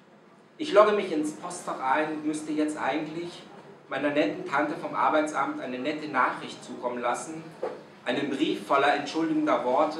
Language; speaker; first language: German; non-native, fluent; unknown